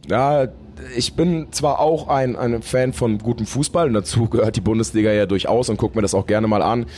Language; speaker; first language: German; native; German